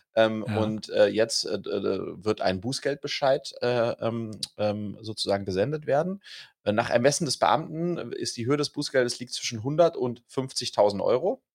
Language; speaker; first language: German; native; German